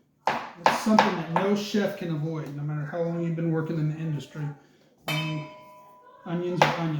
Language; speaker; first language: English; native; English